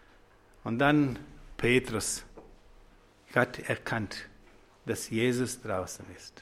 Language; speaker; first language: German; non-native, fluent; Croatian